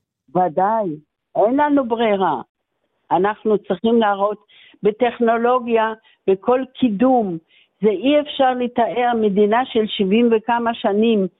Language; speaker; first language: Hebrew; non-native, fluent; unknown